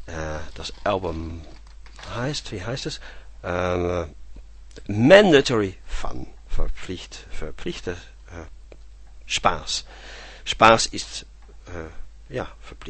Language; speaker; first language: German; non-native, fluent; Dutch